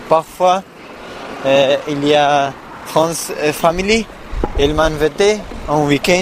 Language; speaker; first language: French; non-native, learner; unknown